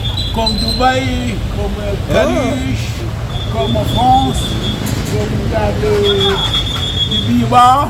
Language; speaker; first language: French; non-native, learner; Arabic